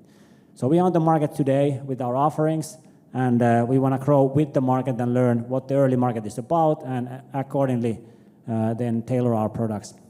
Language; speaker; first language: English; non-native, fluent; Finnish